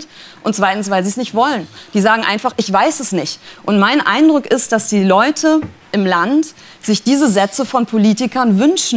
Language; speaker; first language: German; native; German